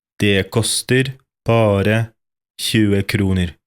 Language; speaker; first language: Norwegian; non-native, fluent; Polish